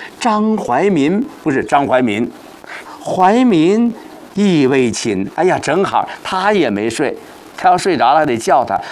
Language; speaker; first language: Chinese; native; Chinese